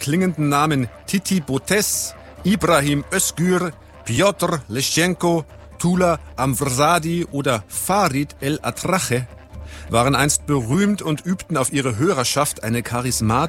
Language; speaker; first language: German; native; German